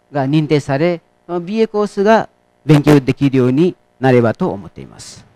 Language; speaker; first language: Japanese; non-native, fluent; Nepali